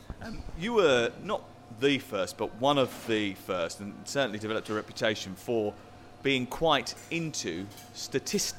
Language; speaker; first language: English; native; English